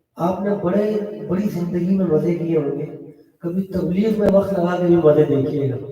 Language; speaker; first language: Urdu; non-native, local second language; Pashto